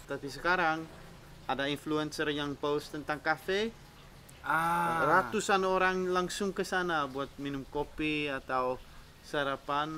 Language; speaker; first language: Indonesian; non-native, fluent; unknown